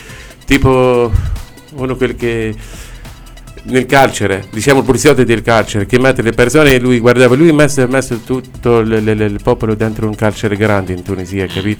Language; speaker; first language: Italian; non-native, learner; Arabic